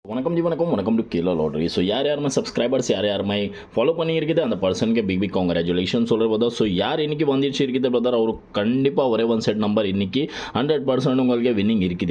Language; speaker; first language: Tamil; non-native, local second language; Malayalam